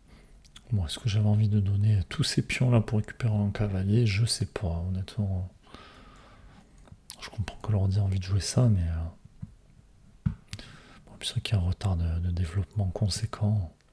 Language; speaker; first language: French; native; French